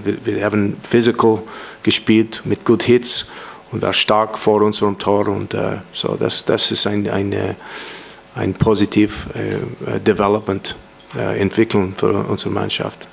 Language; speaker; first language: German; non-native, learner; English